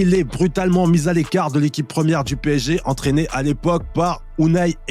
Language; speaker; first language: French; native; French